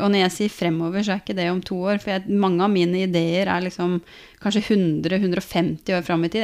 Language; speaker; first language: Norwegian; native; Norwegian